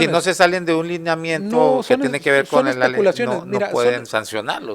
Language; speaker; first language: Spanish; native; Spanish